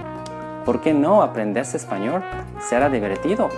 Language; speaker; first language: Spanish; non-native, fluent; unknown